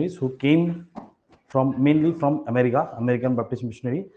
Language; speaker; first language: English; non-native, local second language; Assamese